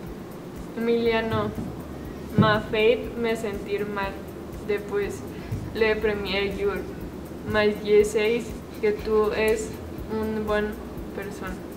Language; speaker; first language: French; non-native, learner; Spanish